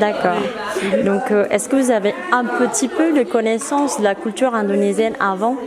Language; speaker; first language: French; non-native, fluent; Indonesian